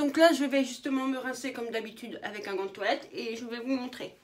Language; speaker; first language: French; native; French